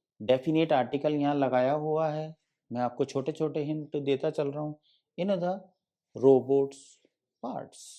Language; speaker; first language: Hindi; native; Hindi